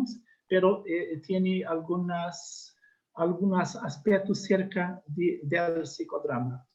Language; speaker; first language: Spanish; non-native, learner; Portuguese